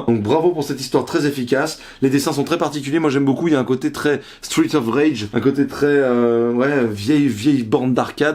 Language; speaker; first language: French; native; French